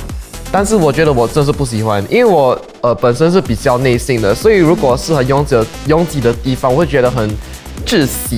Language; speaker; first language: Chinese; non-native, local second language; English